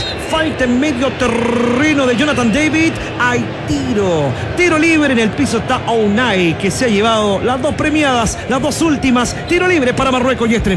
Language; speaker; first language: Spanish; native; Spanish